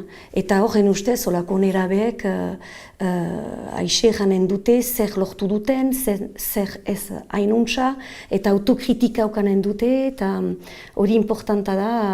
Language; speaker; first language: Basque; native; Basque